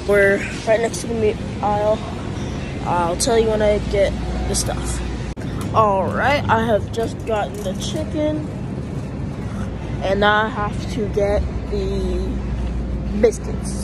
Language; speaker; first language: English; native; English